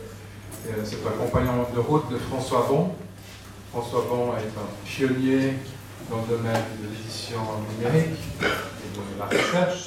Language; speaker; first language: French; native; French